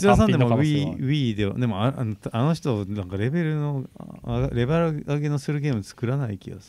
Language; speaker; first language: Japanese; native; Japanese